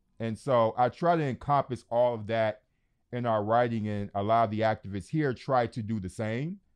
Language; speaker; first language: English; native; English